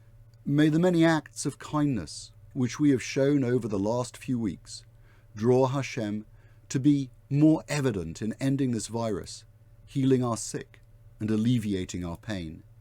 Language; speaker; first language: English; native; English